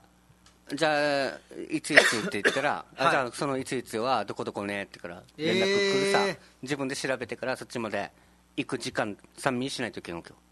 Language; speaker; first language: Japanese; native; Japanese